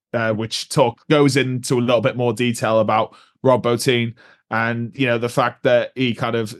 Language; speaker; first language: English; native; English